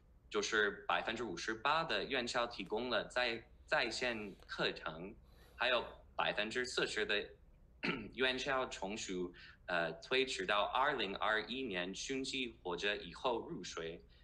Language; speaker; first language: Chinese; non-native, fluent; English